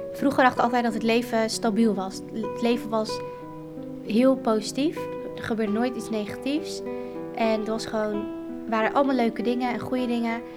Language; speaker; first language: Dutch; early bilingual, other home language; Kurdish